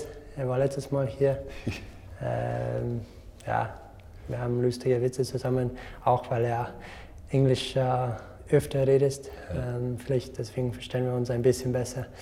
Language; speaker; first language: German; non-native, fluent; English